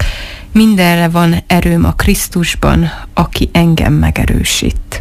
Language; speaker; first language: Hungarian; native; Hungarian